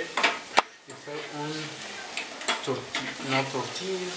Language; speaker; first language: French; non-native, learner; Spanish